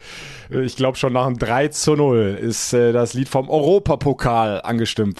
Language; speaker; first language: German; native; German